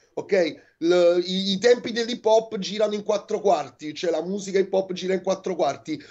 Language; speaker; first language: Italian; native; Italian